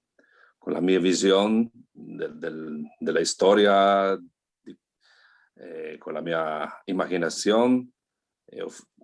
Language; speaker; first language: Spanish; non-native, learner; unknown